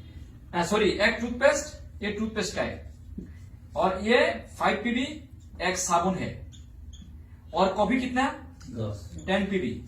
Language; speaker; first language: Hindi; non-native, learner; Bangla